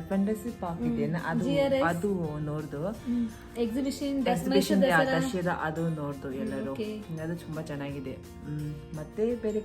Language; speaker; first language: Kannada; non-native, local second language; Tibetan